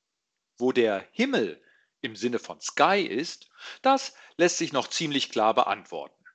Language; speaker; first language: German; native; German